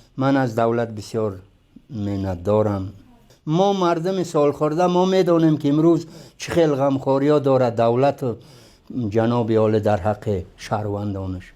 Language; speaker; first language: Tajik; non-native, local second language; Shughni